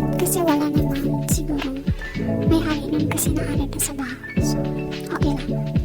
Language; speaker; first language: Filipino; non-native, local second language; Cebuano